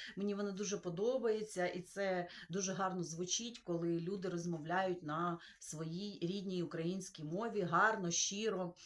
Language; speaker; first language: Ukrainian; non-native, local second language; Russian